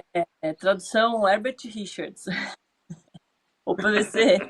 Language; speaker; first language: Portuguese; native; Portuguese